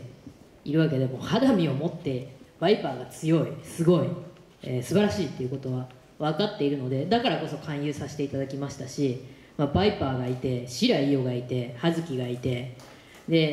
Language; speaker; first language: Japanese; native; Japanese